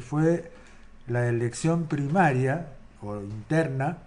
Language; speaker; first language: Spanish; native; Spanish